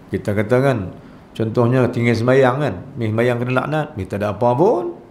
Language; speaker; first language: Malay; native; Malay